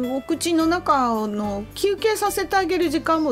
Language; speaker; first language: Japanese; native; Japanese